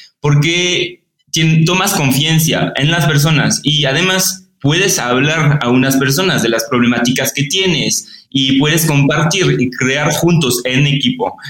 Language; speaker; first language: Spanish; non-native, fluent; French